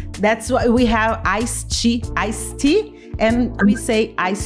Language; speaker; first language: English; non-native, fluent; Portuguese